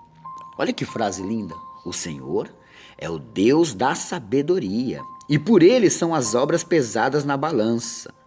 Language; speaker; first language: Portuguese; native; Portuguese